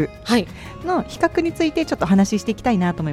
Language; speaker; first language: Japanese; native; Japanese